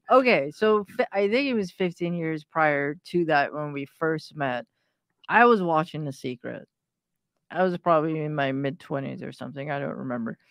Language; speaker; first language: English; early bilingual, other home language; Persian